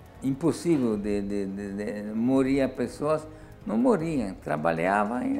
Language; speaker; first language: Portuguese; non-native, fluent; Polish